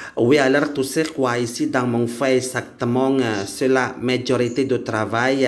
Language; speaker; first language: French; non-native, learner; Indonesian